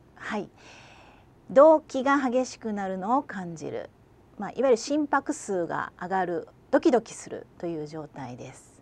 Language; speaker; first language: Japanese; native; Japanese